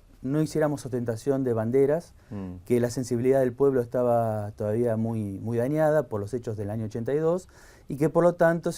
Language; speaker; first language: Spanish; native; Spanish